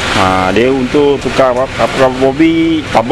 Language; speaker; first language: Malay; non-native, local second language; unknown